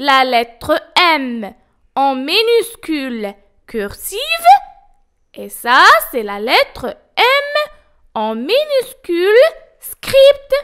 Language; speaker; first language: French; non-native, local second language; Arabic